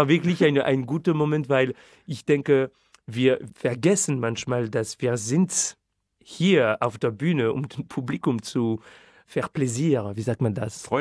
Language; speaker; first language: German; non-native, fluent; French